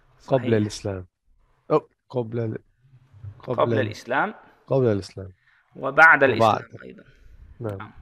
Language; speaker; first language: Arabic; non-native, learner; English